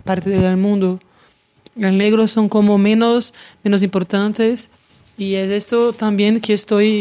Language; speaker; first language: Spanish; non-native, learner; Portuguese